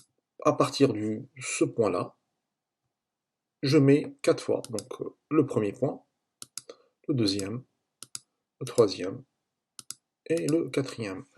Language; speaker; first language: French; native; French